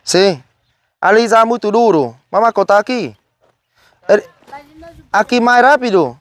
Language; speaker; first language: Portuguese; non-native, learner; Vietnamese